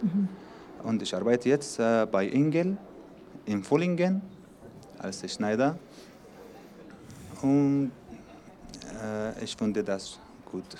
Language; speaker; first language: German; non-native, learner; Arabic